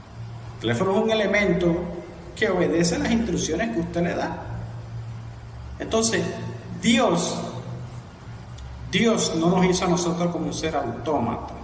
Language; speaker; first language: Spanish; native; Spanish